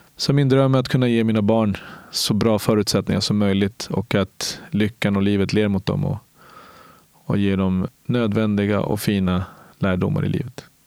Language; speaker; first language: Swedish; early bilingual, other home language; Spanish